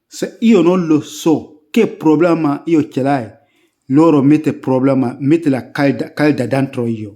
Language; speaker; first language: Italian; non-native, learner; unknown